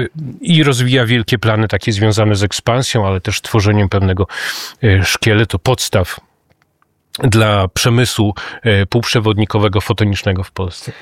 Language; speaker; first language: Polish; native; Polish